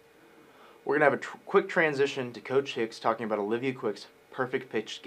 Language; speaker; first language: English; native; English